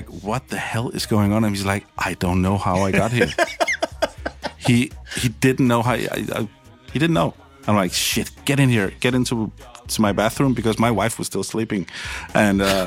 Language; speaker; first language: English; non-native, fluent; Danish